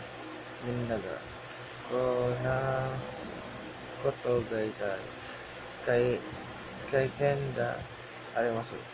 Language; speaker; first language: Japanese; non-native, learner; Indonesian